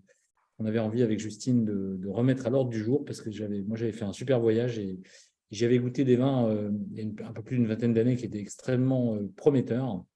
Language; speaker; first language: French; native; French